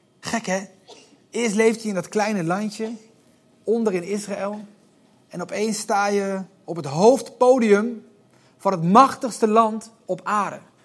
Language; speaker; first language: Dutch; native; Dutch